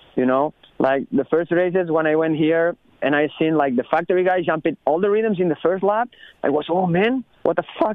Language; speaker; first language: English; non-native, learner; Spanish